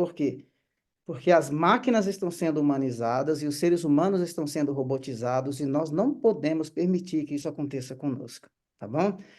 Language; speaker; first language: Portuguese; native; Portuguese